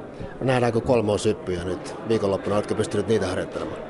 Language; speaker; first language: Finnish; native; Finnish